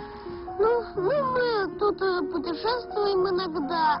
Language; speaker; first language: Russian; early bilingual, heritage; Russian